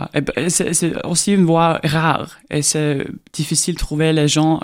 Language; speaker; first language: French; non-native, fluent; Estonian